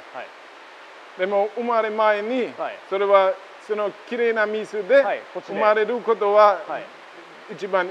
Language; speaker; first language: Japanese; non-native, learner; German